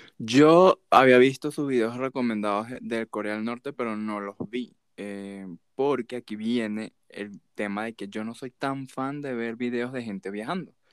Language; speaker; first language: Spanish; native; Spanish